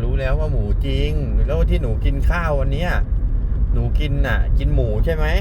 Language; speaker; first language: Thai; native; Thai